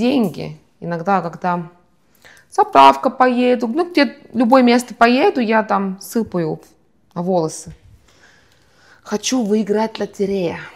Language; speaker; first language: Russian; non-native, fluent; Estonian